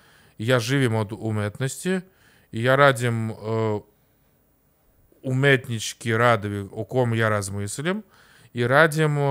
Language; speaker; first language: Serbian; non-native, learner; Russian